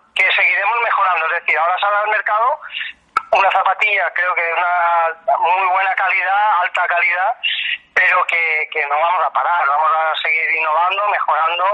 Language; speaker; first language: Spanish; native; Spanish